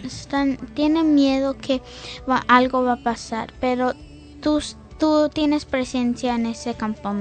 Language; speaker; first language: Spanish; early bilingual, heritage; English